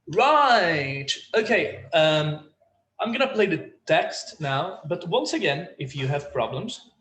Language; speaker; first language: English; non-native, fluent; Portuguese